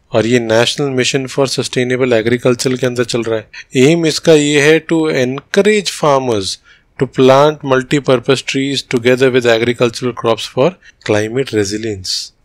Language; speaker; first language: Hindi; native; Hindi